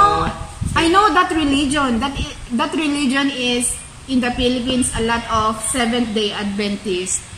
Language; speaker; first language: English; non-native, learner; Filipino